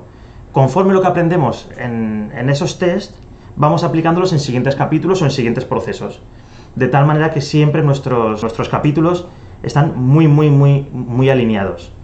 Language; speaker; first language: Spanish; native; Spanish